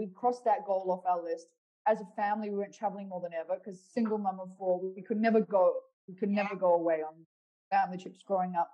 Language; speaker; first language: English; native; English